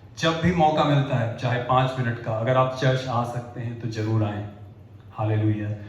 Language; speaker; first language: Hindi; native; Hindi